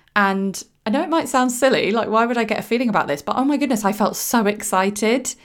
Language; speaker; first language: English; native; English